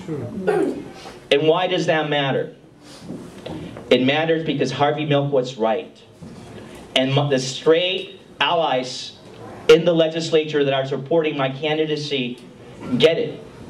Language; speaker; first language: English; early bilingual, other home language; Spanish